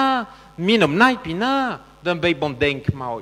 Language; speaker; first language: Khmer; non-native, fluent; French